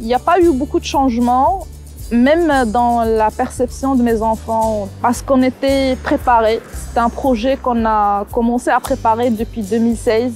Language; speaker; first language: French; non-native, local second language; Arabic